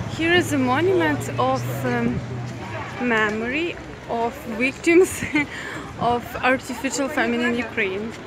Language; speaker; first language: English; non-native, fluent; Ukrainian